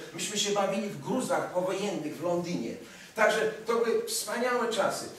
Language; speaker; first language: Polish; early bilingual, heritage; Polish